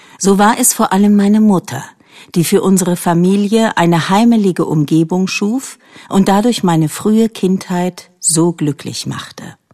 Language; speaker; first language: German; native; German